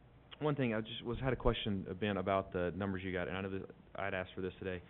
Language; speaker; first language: English; native; English